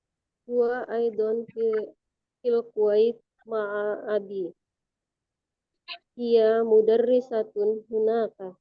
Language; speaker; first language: Arabic; non-native, learner; Indonesian